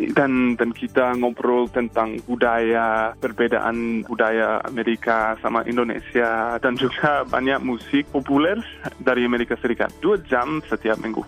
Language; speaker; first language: Indonesian; non-native, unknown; English